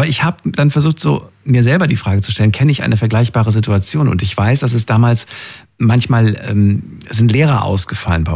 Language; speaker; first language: German; native; German